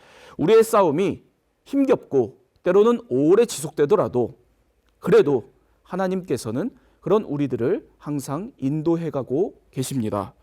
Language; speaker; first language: Korean; native; Korean